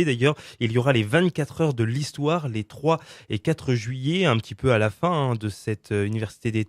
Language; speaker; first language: French; native; French